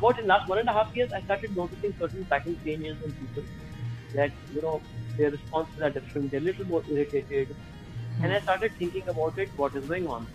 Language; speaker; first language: English; non-native, local second language; Hindi